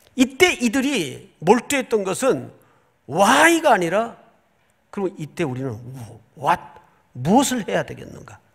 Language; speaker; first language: Korean; native; Korean